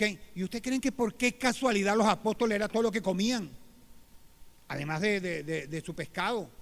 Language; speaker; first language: Spanish; native; Spanish